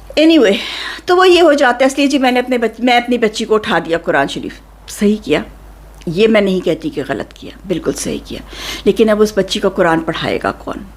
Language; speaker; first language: Urdu; native; Urdu